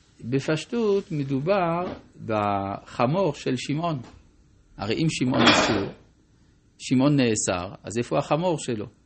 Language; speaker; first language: Hebrew; non-native, fluent; French